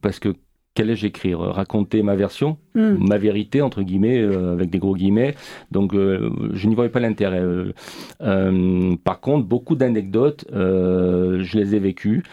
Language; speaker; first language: French; native; French